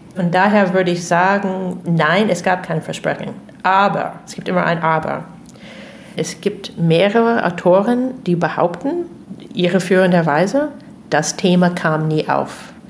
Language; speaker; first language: German; non-native, fluent; English